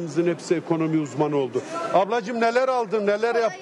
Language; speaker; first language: Turkish; native; Turkish